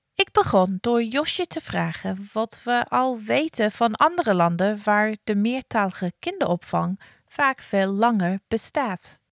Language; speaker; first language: Dutch; non-native, fluent; English